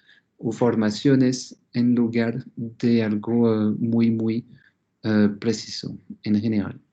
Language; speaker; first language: Spanish; non-native, fluent; French